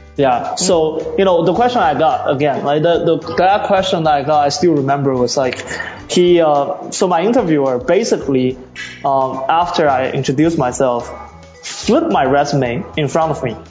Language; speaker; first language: English; early bilingual, other home language; Chinese